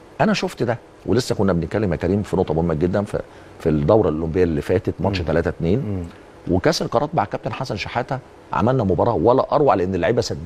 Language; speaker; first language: Arabic; native; Arabic